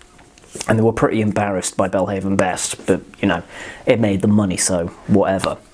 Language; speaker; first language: English; native; English